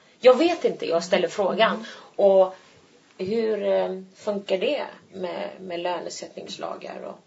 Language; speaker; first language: Swedish; early bilingual, other home language; Turkish